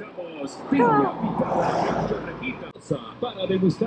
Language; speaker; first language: Spanish; native; Spanish